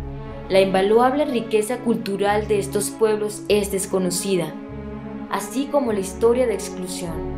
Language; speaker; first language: Spanish; native; Spanish